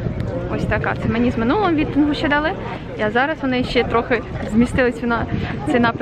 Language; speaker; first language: Ukrainian; native; Ukrainian